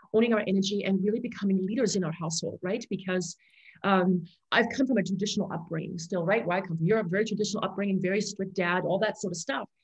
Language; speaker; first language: English; non-native, fluent; German